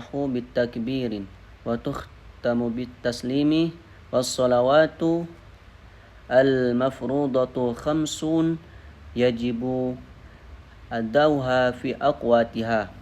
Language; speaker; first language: Arabic; non-native, learner; Indonesian